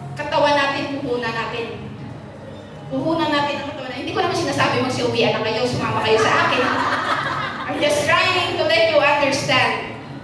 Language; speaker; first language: Filipino; non-native, local second language; Hiligaynon